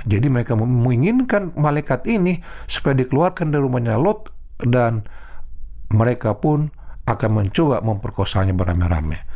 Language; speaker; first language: Indonesian; non-native, local second language; Batak Toba